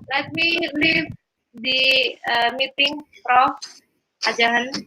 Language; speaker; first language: English; non-native, learner; Indonesian